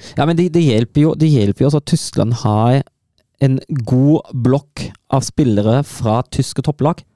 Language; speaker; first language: Norwegian; non-native, fluent; German